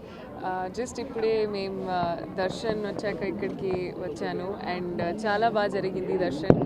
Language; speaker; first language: Telugu; non-native, fluent; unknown